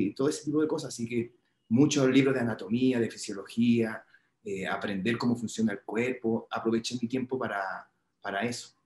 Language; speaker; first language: Spanish; native; Spanish